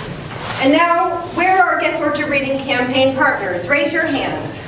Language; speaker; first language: English; native; English